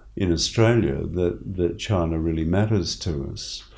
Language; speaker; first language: English; native; English